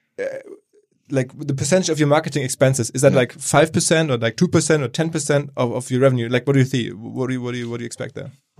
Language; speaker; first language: English; non-native, fluent; German